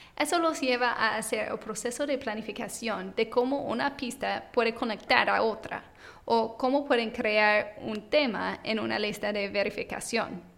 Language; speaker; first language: Spanish; non-native, fluent; English